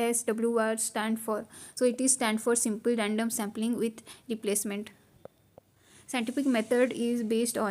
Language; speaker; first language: English; non-native, local second language; Hindi